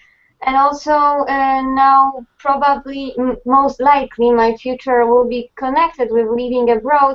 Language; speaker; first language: English; non-native, fluent; Polish